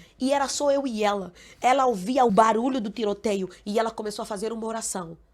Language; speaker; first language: Portuguese; non-native, local second language; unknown